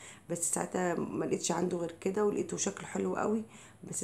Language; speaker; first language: Arabic; native; Arabic